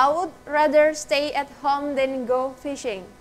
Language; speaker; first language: English; non-native, learner; Indonesian